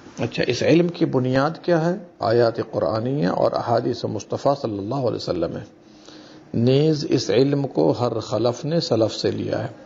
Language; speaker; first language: Urdu; native; Urdu